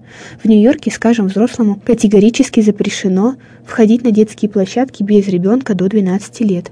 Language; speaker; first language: Russian; native; Russian